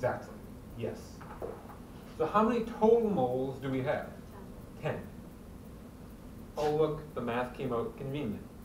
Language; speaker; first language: English; native; English